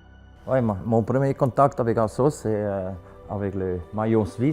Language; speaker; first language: French; non-native, local second language; German